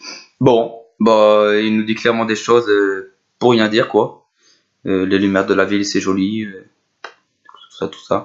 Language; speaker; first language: French; native; French